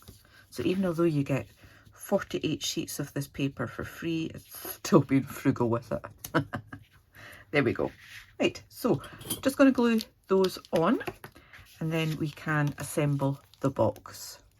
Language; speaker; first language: English; native; English